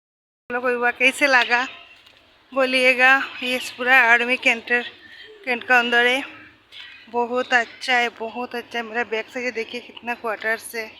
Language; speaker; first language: Hindi; non-native, local second language; Bangla